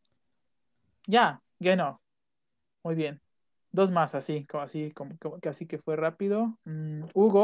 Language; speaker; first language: Spanish; native; Spanish